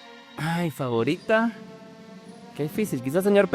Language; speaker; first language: Spanish; native; Spanish